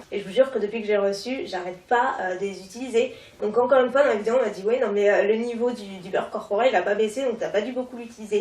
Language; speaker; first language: French; native; French